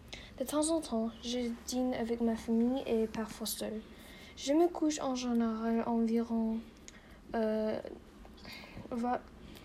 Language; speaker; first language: French; non-native, learner; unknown